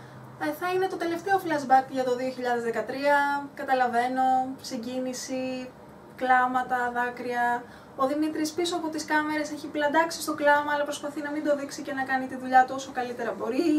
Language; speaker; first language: Greek; native; Greek